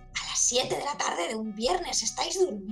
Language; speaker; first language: Spanish; native; Spanish